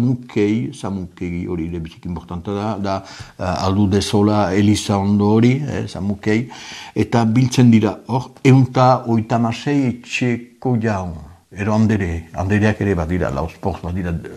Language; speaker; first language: Basque; native; Basque